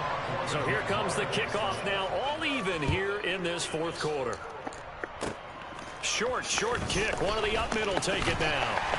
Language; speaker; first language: English; native; English